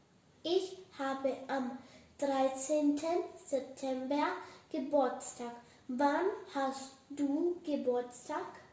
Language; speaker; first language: German; non-native, learner; Hindi